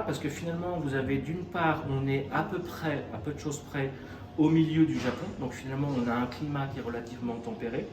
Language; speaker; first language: French; native; French